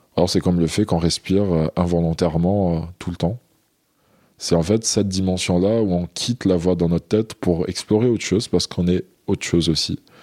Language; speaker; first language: French; non-native, local second language; Arabic